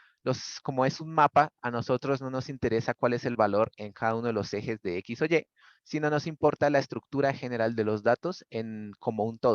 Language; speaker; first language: Spanish; native; Spanish